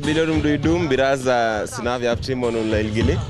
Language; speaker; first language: Turkish; non-native, learner; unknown